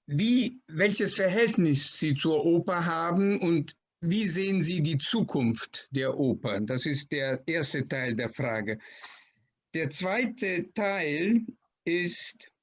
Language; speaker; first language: German; non-native, fluent; Italian